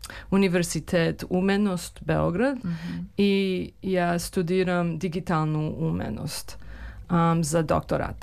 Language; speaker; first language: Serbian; early bilingual, heritage; Serbian